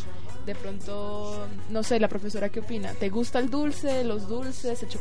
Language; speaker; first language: Spanish; native; Spanish